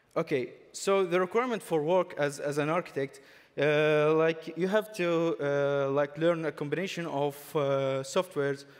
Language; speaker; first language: English; non-native, fluent; Arabic